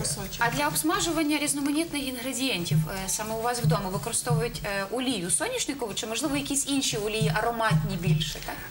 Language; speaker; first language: Ukrainian; native; Ukrainian